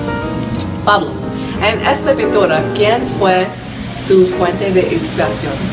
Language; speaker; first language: Spanish; non-native, learner; English